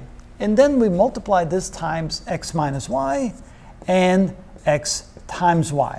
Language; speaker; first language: English; native; English